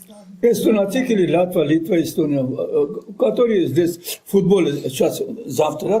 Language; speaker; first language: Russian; non-native, local second language; Armenian